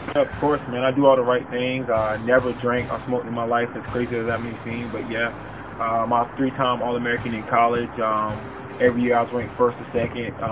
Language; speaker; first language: English; native; English